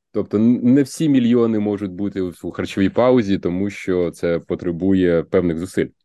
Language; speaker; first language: Ukrainian; native; Ukrainian